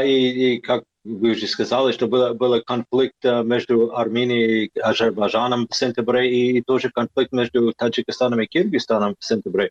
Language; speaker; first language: Russian; non-native, fluent; English